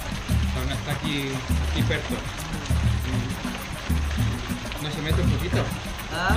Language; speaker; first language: Spanish; non-native, learner; Portuguese